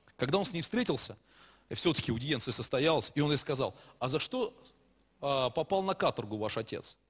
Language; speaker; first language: Russian; native; Russian